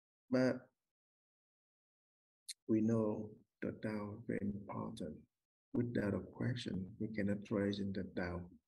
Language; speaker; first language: English; non-native, learner; Vietnamese